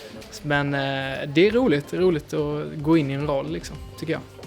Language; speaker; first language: Swedish; native; Swedish